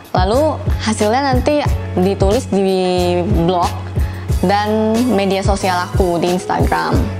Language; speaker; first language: Indonesian; native; Indonesian